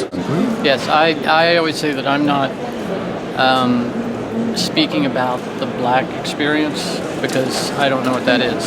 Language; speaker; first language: English; non-native, fluent; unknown